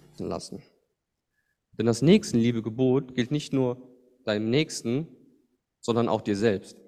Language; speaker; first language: German; native; German